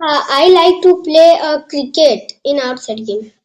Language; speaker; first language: English; non-native, learner; Hindi